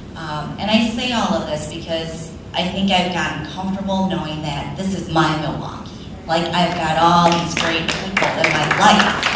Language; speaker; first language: English; early bilingual, other home language; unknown